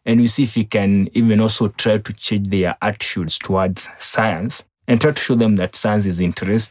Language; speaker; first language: English; non-native, local second language; Kikuyu